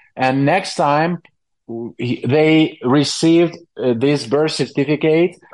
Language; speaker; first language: English; non-native, fluent; Ukrainian